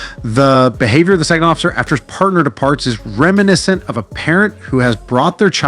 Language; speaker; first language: English; native; English